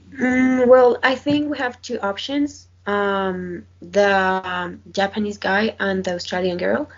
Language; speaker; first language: English; non-native, learner; Spanish